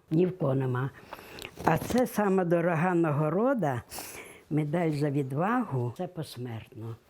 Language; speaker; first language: Ukrainian; non-native, local second language; Russian